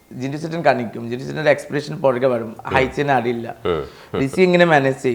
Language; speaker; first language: Malayalam; non-native, fluent; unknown